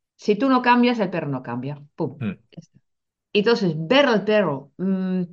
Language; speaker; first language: Spanish; non-native, fluent; Dutch